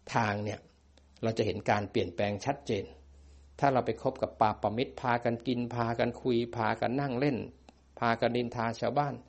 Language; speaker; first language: Thai; native; Thai